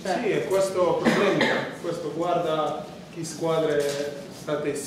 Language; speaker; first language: Italian; non-native, learner; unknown